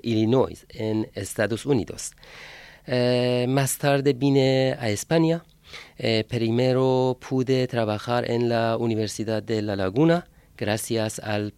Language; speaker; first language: Spanish; non-native, fluent; Persian